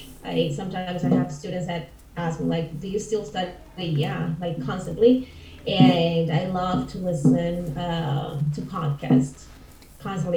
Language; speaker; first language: English; non-native, fluent; Spanish